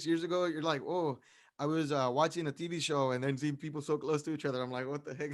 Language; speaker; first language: English; native; English